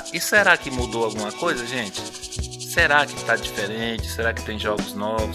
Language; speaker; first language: Portuguese; native; Portuguese